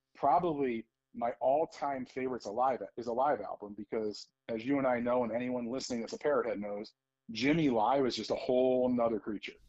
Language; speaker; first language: English; native; English